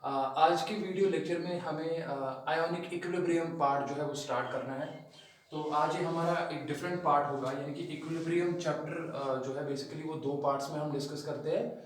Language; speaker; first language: Hindi; non-native, local second language; Kashmiri